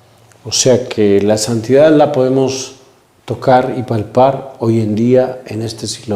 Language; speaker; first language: Spanish; native; Spanish